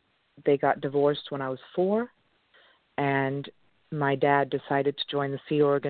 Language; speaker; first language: English; non-native, local second language; French